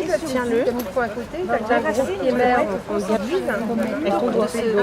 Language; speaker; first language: French; native; French